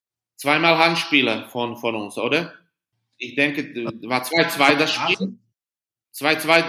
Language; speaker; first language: German; non-native, fluent; Slovak